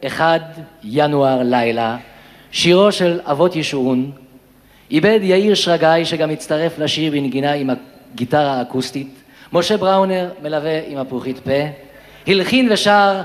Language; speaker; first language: Hebrew; native; Hebrew